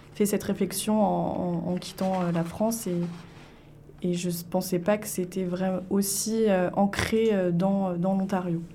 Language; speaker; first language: French; native; French